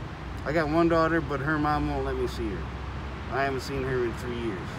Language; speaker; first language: English; native; English